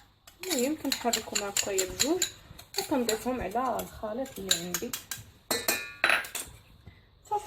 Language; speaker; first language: Arabic; native; Arabic